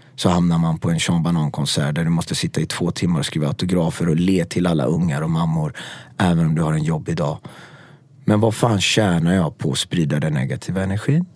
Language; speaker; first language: Swedish; early bilingual, other home language; Persian